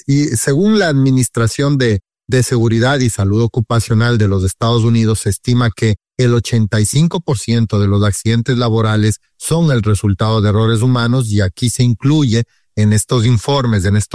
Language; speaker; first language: Spanish; native; Spanish